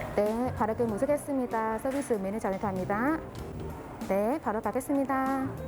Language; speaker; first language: Korean; non-native, fluent; Vietnamese